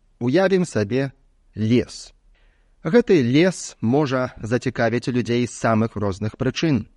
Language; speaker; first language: Belarusian; native; Belarusian